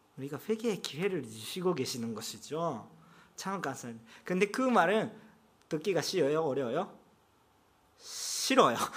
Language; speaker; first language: Korean; non-native, fluent; Japanese